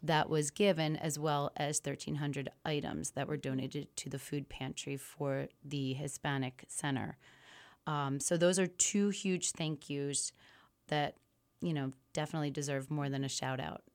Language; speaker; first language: English; early bilingual, other home language; French